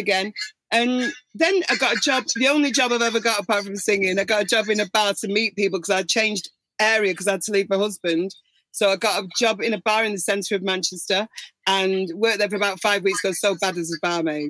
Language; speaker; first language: English; native; English